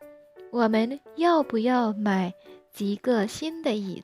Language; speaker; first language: Chinese; non-native, fluent; Indonesian